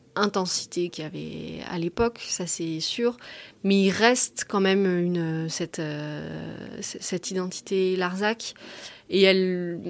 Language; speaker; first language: French; native; French